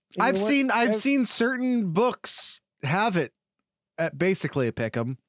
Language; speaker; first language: English; native; English